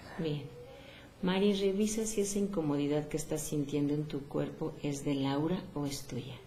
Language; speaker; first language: Spanish; native; Spanish